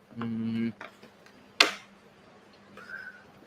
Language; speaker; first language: English; non-native, learner; Indonesian